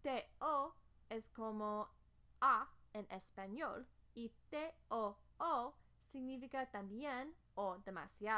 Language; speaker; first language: Spanish; non-native, fluent; English